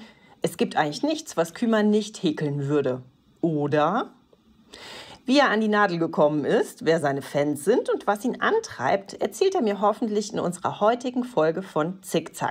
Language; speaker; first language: German; native; German